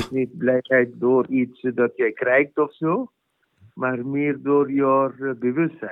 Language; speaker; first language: Dutch; non-native, fluent; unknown